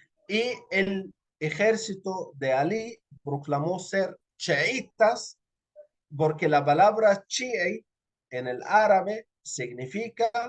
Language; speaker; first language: Spanish; non-native, fluent; Arabic